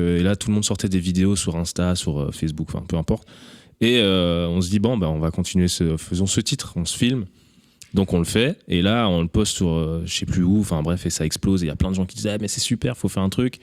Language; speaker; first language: French; native; French